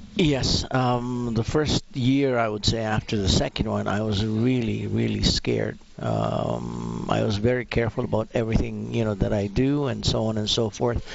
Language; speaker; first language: English; non-native, local second language; Filipino